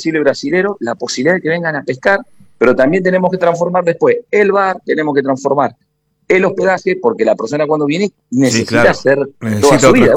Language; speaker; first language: Spanish; native; Spanish